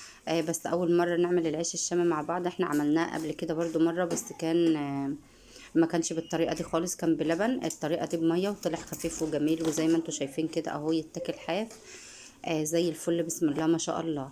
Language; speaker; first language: Arabic; native; Arabic